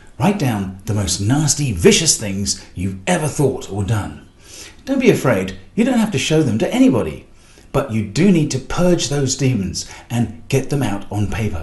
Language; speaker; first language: English; native; English